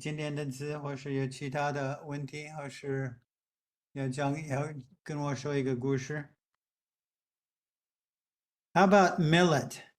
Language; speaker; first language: Chinese; non-native, fluent; English